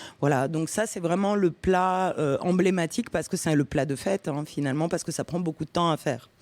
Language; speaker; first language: French; early bilingual, other home language; Romanian